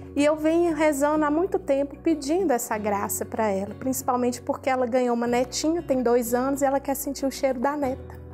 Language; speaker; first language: Portuguese; native; Portuguese